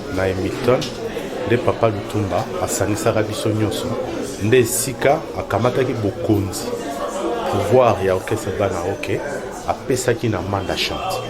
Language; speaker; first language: Lingala; native; Lingala